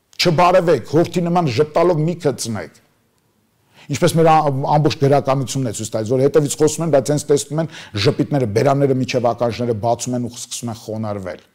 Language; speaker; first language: Armenian; native; Armenian